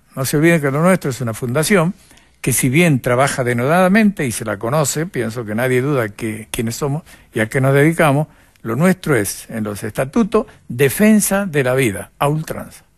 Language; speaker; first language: Spanish; native; Spanish